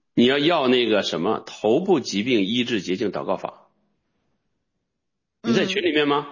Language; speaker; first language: Chinese; native; Chinese